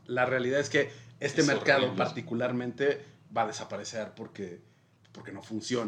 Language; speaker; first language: Spanish; native; Spanish